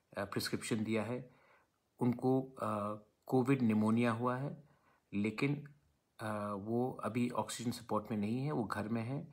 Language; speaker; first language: Hindi; non-native, local second language; Kok Borok